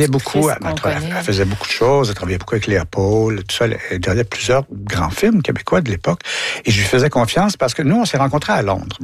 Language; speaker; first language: French; native; French